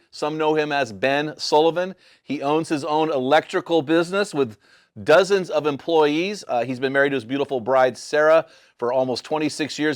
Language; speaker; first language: English; native; English